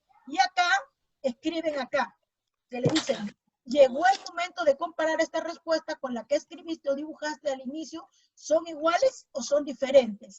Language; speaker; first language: Spanish; native; Spanish